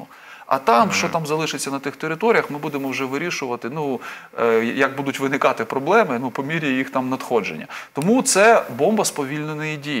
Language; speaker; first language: Ukrainian; native; Ukrainian